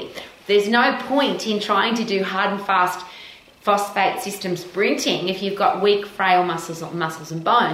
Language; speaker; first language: English; native; English